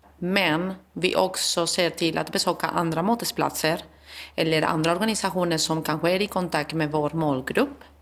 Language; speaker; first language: Swedish; non-native, fluent; Spanish